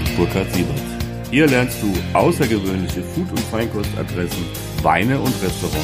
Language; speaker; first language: German; native; German